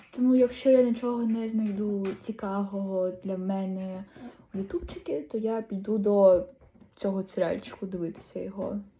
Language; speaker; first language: Ukrainian; non-native, local second language; Russian